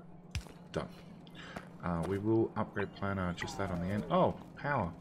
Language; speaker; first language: English; native; English